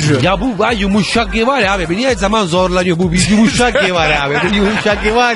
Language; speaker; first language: Turkish; non-native, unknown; Italian